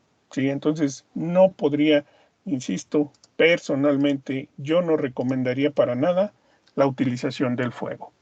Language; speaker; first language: Spanish; native; Spanish